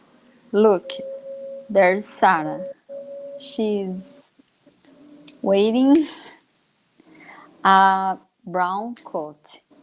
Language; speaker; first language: English; non-native, learner; Portuguese